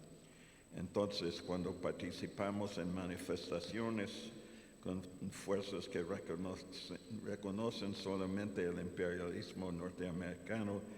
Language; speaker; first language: Spanish; non-native, fluent; English